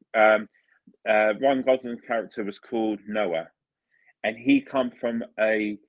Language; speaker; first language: English; early bilingual, other home language; Italian